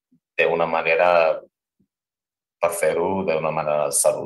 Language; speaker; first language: Catalan; non-native, fluent; English